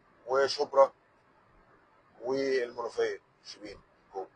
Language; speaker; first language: Arabic; native; Arabic